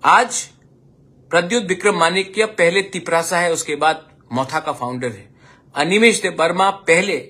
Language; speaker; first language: Hindi; non-native, local second language; Kok Borok